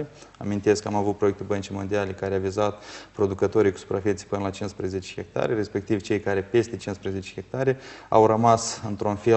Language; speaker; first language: Romanian; native; Romanian